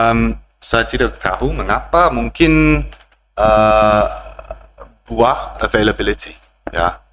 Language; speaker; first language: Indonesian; non-native, learner; English